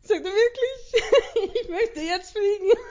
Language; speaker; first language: German; non-native, learner; Hungarian